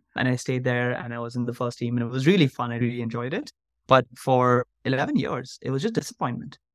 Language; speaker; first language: English; non-native, local second language; Hindi